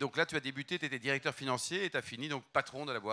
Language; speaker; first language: French; native; French